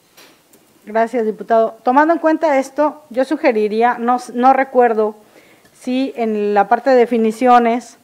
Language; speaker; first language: Spanish; native; Spanish